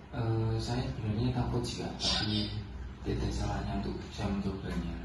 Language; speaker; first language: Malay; non-native, fluent; Indonesian